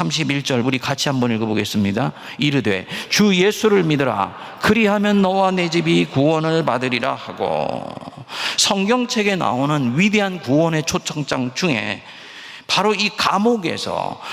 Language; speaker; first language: Korean; native; Korean